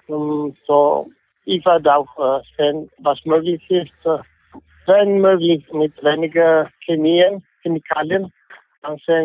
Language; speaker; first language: German; non-native, fluent; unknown